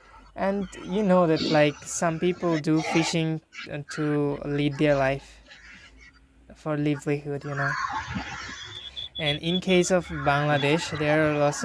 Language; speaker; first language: English; non-native, fluent; Bangla